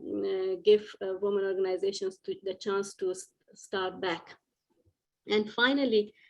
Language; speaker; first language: English; non-native, fluent; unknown